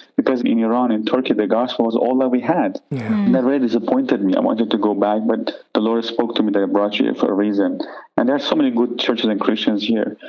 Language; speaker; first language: English; non-native, fluent; Persian